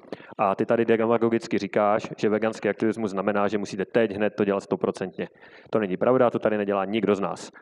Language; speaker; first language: Czech; native; Czech